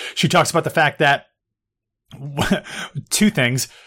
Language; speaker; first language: English; native; English